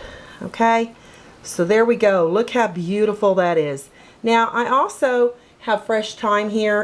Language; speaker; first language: English; native; English